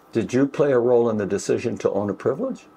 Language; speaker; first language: English; native; English